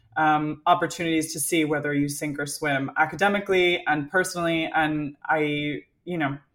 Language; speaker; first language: English; native; English